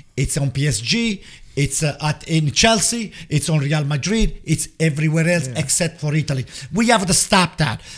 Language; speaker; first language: English; non-native, fluent; Italian